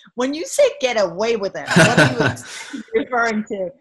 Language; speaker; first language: English; non-native, fluent; Danish